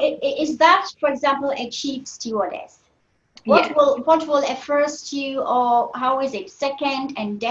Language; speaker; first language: English; non-native, fluent; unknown